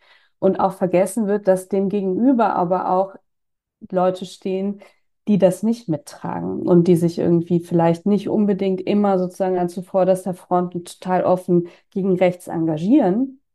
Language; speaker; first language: German; native; German